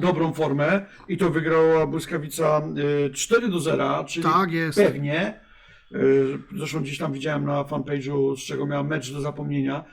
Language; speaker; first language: Polish; native; Polish